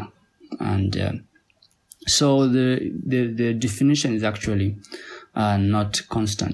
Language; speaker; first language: English; non-native, local second language; Somali